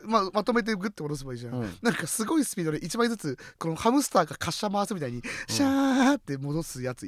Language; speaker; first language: Japanese; native; Japanese